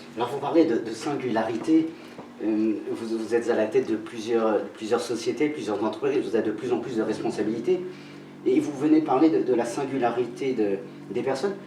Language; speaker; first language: French; native; French